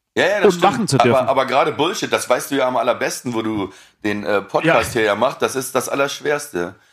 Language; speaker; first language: German; native; German